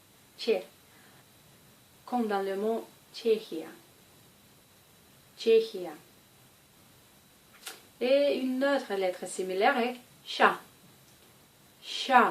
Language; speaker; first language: French; non-native, fluent; Russian